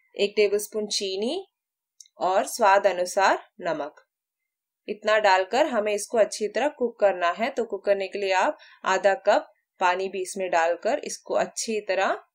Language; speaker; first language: Hindi; non-native, local second language; Malayalam